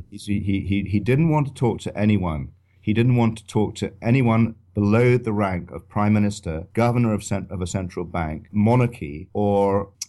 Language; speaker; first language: English; native; English